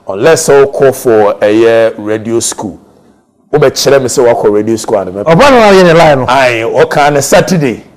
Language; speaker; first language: English; non-native, local second language; Akan